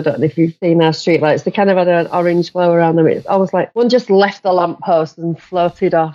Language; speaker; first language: English; native; English